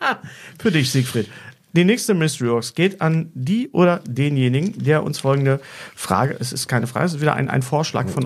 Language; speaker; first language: German; native; German